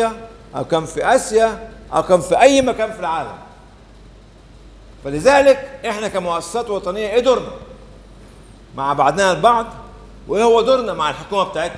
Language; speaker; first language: Arabic; native; Arabic